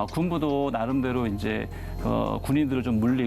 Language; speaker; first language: Korean; native; Korean